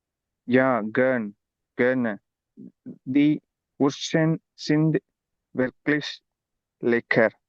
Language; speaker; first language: German; non-native, learner; Tamil